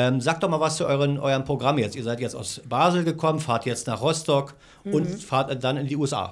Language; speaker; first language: German; native; German